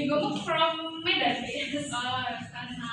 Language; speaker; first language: English; non-native, learner; Indonesian